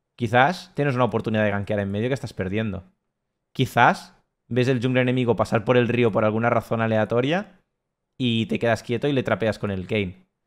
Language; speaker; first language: Spanish; native; Spanish